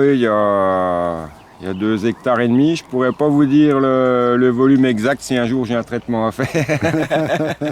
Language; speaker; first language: French; native; French